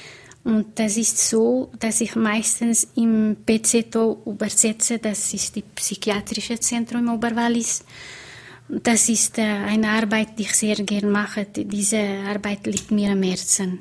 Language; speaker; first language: German; non-native, fluent; Portuguese